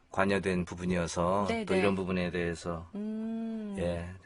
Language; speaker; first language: Korean; native; Korean